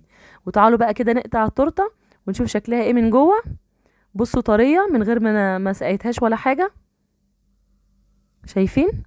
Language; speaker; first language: Arabic; native; Arabic